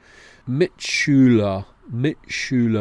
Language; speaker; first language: German; non-native, fluent; English